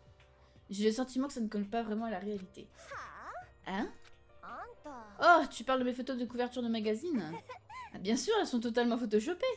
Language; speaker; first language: French; native; French